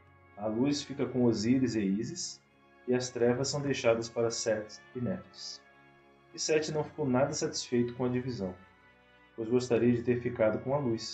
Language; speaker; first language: Portuguese; native; Portuguese